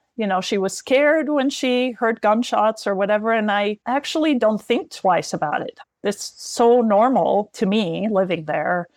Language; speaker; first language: English; non-native, fluent; Arabic